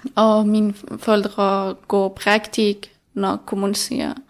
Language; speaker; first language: Danish; non-native, fluent; Persian